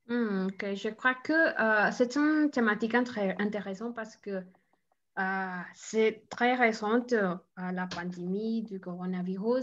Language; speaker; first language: French; non-native, learner; Spanish